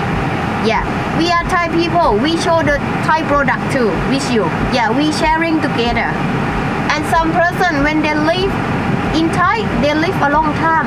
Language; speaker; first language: English; non-native, learner; Thai